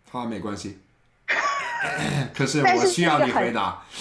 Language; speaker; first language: Chinese; non-native, fluent; English